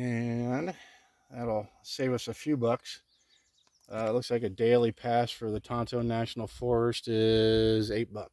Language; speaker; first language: English; native; English